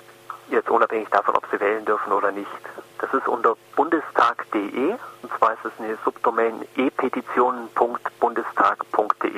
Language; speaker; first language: German; native; German